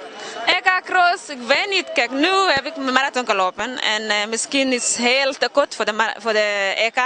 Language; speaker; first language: Dutch; non-native, learner; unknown